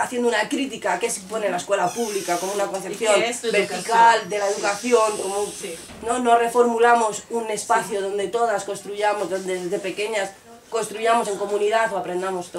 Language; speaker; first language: Spanish; native; Spanish